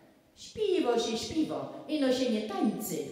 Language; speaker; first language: Polish; native; Polish